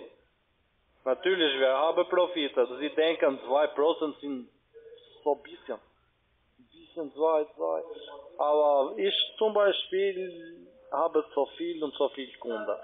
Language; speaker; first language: German; non-native, learner; Albanian